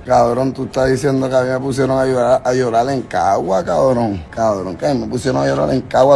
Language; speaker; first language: Spanish; native; Spanish